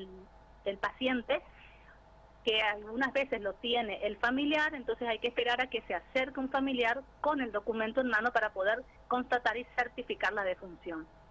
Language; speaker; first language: Spanish; native; Spanish